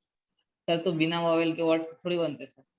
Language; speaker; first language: Hindi; native; Hindi